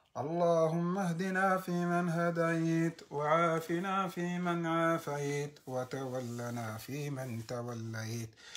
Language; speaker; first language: Arabic; non-native, fluent; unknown